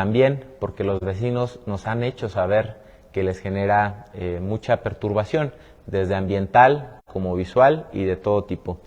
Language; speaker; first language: Spanish; native; Spanish